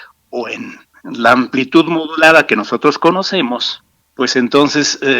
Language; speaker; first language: Spanish; native; Spanish